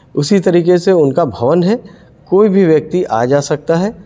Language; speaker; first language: Hindi; native; Hindi